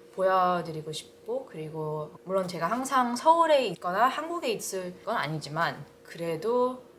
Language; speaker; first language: Korean; early bilingual, heritage; Korean